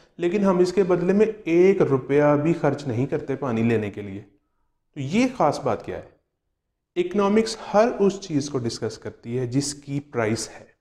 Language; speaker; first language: Urdu; non-native, local second language; Punjabi